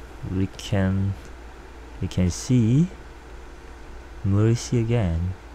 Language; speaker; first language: English; non-native, learner; Korean